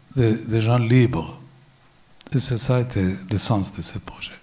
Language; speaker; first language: French; non-native, fluent; Hebrew